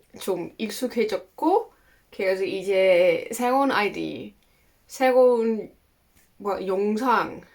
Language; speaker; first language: Korean; non-native, fluent; Dutch